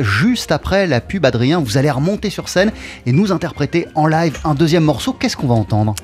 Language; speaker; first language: French; native; French